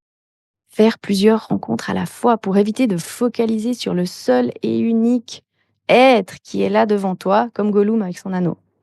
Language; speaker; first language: French; native; French